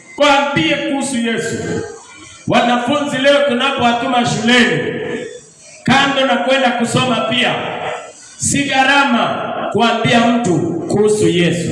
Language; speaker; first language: Swahili; non-native, local second language; Luyia